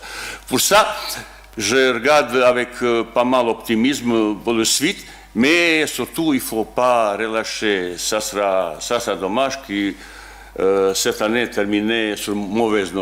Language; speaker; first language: French; non-native, learner; Bosnian